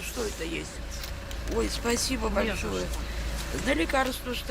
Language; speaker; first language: Russian; native; Russian